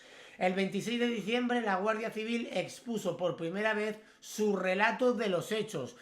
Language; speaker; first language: Spanish; native; Spanish